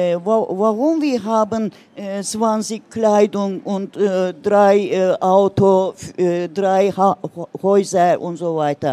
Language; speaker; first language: German; non-native, learner; Turkish